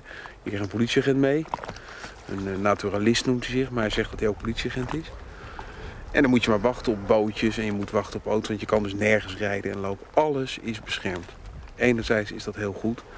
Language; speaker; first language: Dutch; native; Dutch